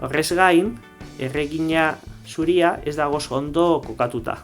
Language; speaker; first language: Basque; non-native, local second language; Spanish